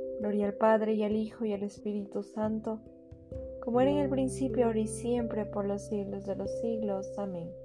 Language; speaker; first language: Spanish; native; Spanish